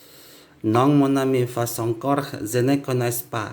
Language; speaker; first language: French; non-native, learner; Indonesian